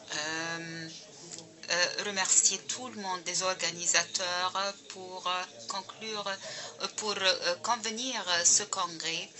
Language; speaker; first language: French; non-native, fluent; Arabic